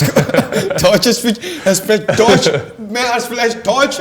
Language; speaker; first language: German; non-native, fluent; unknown